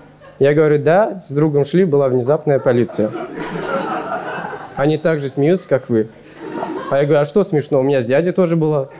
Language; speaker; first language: Russian; native; Russian